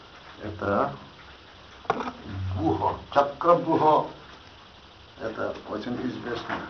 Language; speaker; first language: Russian; non-native, learner; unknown